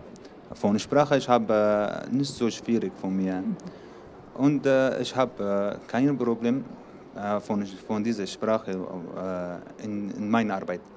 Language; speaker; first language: German; non-native, learner; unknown